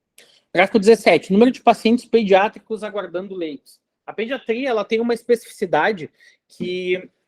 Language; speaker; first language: Portuguese; native; Portuguese